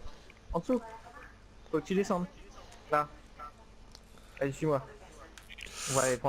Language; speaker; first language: French; native; French